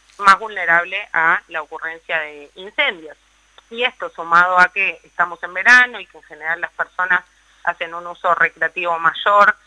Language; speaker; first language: Spanish; native; Spanish